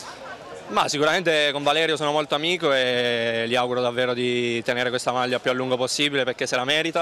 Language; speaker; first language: Italian; native; Italian